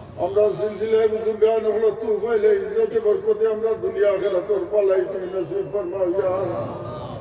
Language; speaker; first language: Urdu; non-native, local second language; Bangla